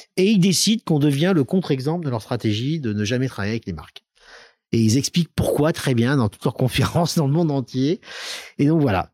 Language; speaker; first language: French; native; French